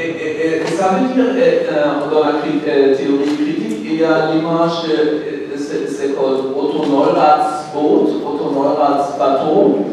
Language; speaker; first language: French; non-native, learner; German